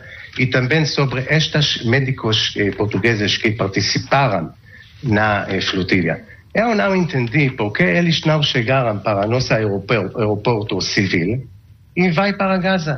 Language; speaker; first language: Portuguese; non-native, learner; Hebrew